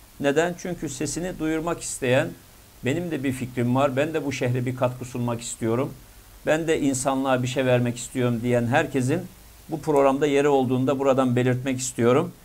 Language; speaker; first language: Turkish; native; Turkish